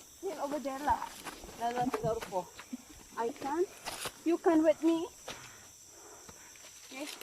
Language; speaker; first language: English; non-native, local second language; Malay